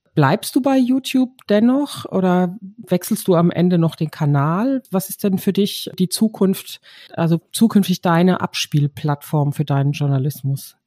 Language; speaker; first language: German; native; German